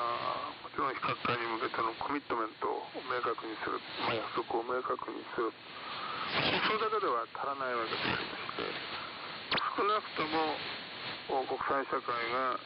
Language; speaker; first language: Japanese; native; Japanese